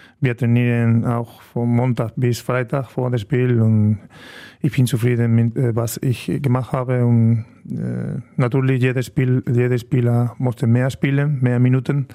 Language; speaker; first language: German; non-native, learner; Spanish